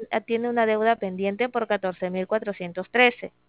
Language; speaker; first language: Spanish; native; Spanish